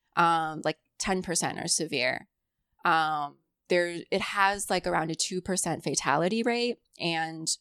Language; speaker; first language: English; early bilingual, other home language; Cantonese